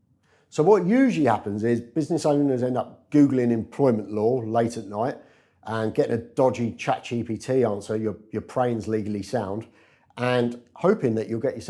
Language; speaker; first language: English; native; English